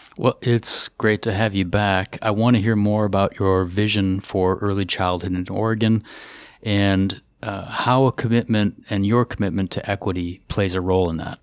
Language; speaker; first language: English; native; English